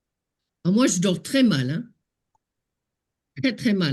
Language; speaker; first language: French; native; French